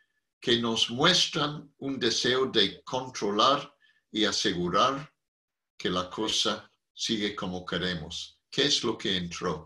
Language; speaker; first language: Spanish; non-native, fluent; English